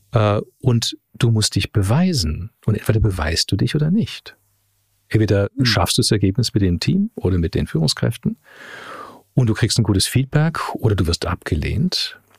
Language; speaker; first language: German; early bilingual, heritage; German